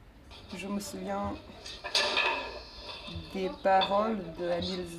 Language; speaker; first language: French; non-native, fluent; Bosnian